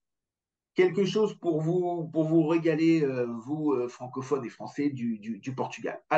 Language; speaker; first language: French; native; French